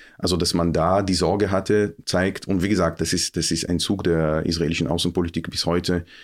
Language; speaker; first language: German; non-native, fluent; Hebrew